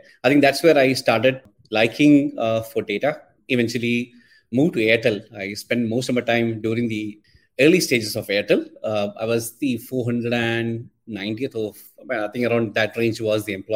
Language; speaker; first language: English; non-native, local second language; Malayalam